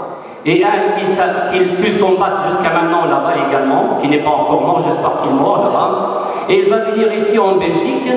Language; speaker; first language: French; non-native, fluent; Arabic